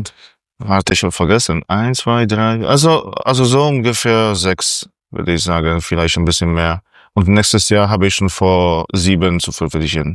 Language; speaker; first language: German; non-native, fluent; Polish